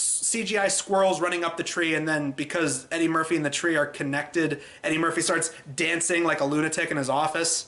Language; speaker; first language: English; native; English